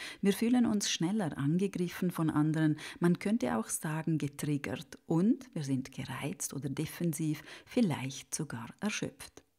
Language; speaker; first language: German; native; German